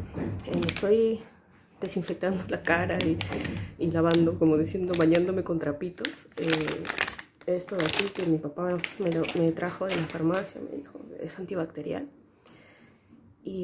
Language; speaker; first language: Spanish; native; Spanish